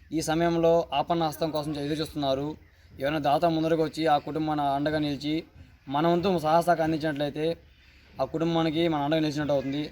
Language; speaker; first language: Telugu; native; Telugu